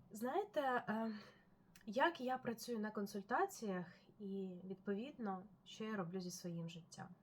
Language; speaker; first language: Ukrainian; non-native, local second language; Russian